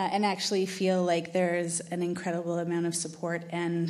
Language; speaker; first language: English; native; English